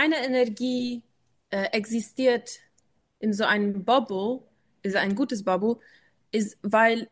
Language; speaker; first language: German; non-native, learner; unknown